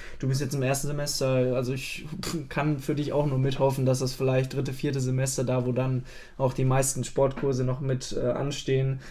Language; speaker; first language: German; native; German